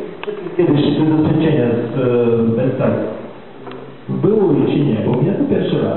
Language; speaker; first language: Polish; non-native, learner; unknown